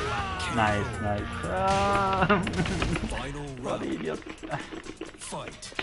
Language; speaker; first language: English; non-native, learner; Italian